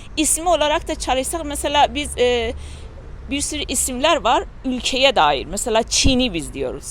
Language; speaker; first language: Turkish; non-native, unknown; Persian